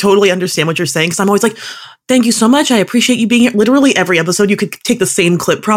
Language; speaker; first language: English; native; English